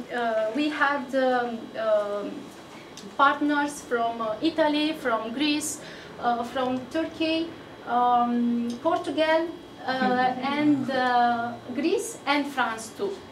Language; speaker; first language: English; non-native, fluent; Romanian